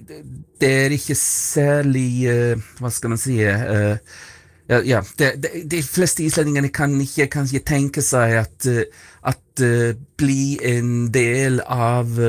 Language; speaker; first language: Swedish; non-native, fluent; Icelandic